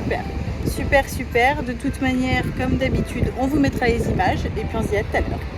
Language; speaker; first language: French; native; French